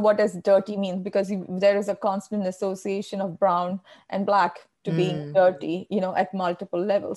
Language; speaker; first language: English; non-native, local second language; Malayalam